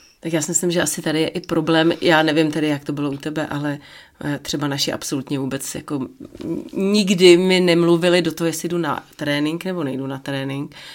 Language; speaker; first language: Czech; native; Czech